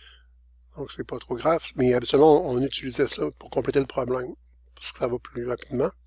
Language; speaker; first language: French; native; French